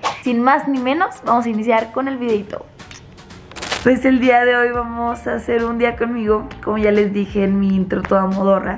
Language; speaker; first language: Spanish; native; Spanish